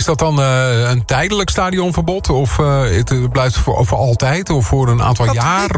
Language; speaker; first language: Dutch; native; Dutch